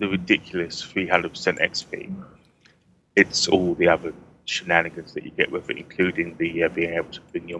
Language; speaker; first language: English; native; English